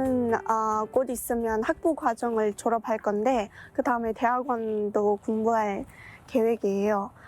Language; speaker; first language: Korean; non-native, fluent; Mongolian